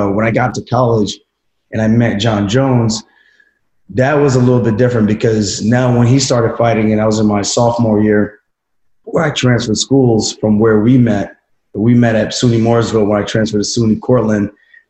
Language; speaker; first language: English; native; English